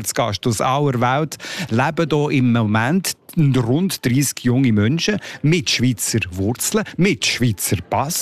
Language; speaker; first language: German; native; German